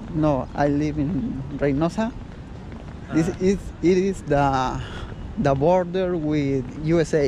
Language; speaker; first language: English; non-native, learner; Spanish